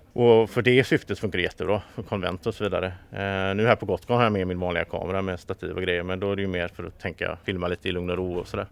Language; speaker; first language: Swedish; native; Swedish